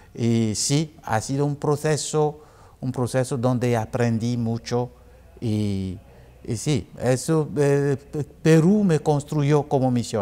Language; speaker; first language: Spanish; non-native, fluent; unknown